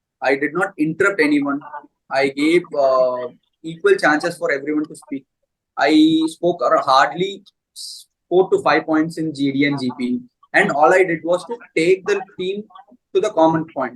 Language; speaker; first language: English; non-native, local second language; Hindi